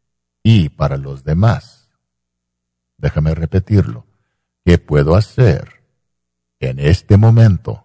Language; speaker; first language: Spanish; non-native, fluent; English